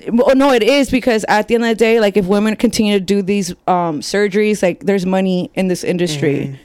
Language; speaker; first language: English; native; English